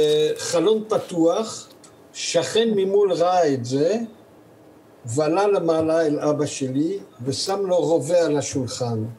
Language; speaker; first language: Hebrew; early bilingual, other home language; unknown